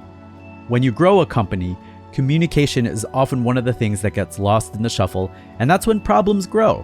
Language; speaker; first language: English; native; English